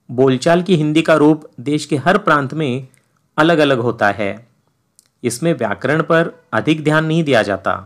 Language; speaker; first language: Hindi; native; Hindi